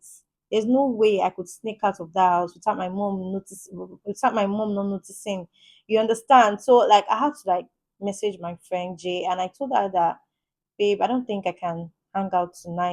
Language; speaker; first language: English; native; English